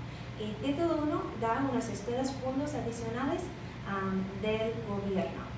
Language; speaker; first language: Spanish; non-native, learner; English